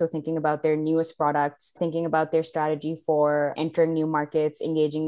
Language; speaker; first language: English; non-native, local second language; Urdu